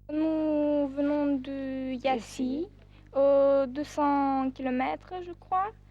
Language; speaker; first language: French; non-native, fluent; Romanian